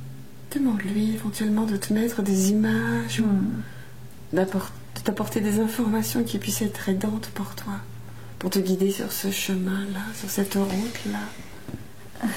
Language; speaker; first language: French; native; French